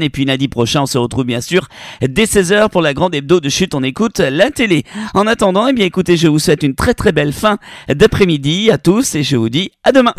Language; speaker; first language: French; native; French